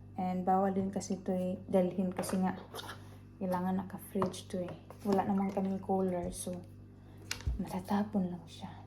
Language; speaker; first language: Filipino; non-native, local second language; Cebuano